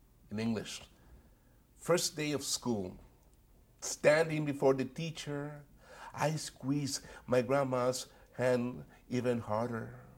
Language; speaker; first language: English; early bilingual, other home language; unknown